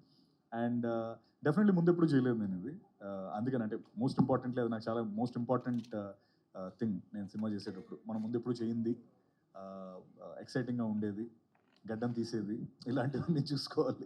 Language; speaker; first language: Telugu; native; Telugu